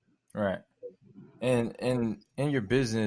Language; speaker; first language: English; native; English